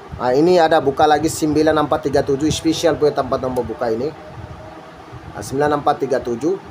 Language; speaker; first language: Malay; non-native, learner; Bangla